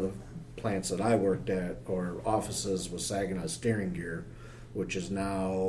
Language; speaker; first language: English; native; English